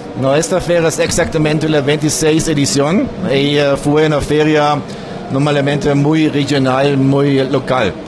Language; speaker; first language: Spanish; non-native, learner; German